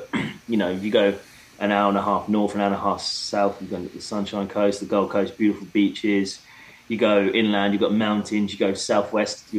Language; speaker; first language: English; native; English